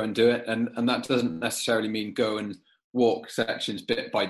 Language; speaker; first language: English; native; English